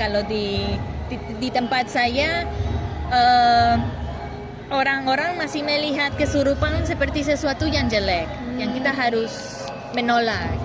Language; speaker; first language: Indonesian; non-native, learner; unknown